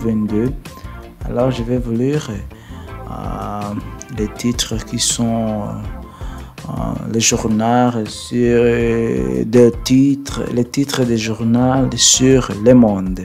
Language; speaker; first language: French; non-native, learner; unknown